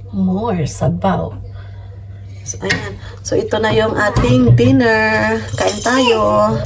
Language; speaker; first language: Filipino; non-native, local second language; Cebuano